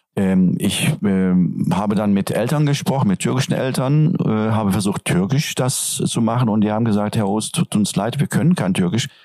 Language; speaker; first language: German; non-native, fluent; Turkish